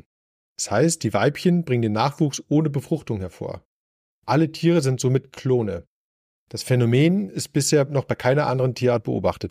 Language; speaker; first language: German; native; German